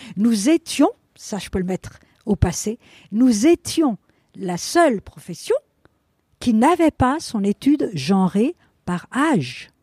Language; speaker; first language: French; non-native, fluent; Spanish